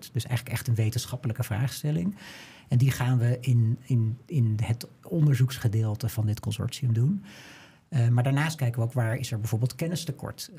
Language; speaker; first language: Dutch; native; Dutch